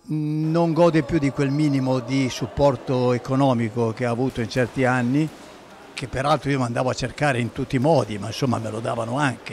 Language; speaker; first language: Italian; native; Italian